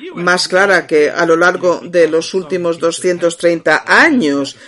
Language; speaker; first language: Spanish; non-native, fluent; English